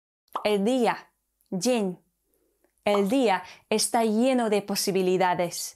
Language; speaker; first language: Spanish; non-native, fluent; Polish